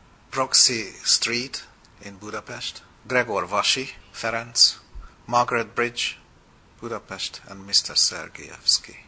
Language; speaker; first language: English; non-native, fluent; Hungarian